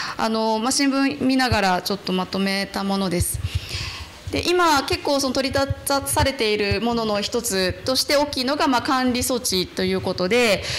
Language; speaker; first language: Japanese; native; Japanese